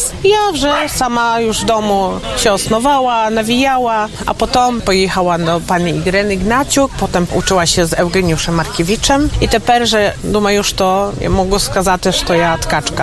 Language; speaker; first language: Polish; non-native, local second language; Ukrainian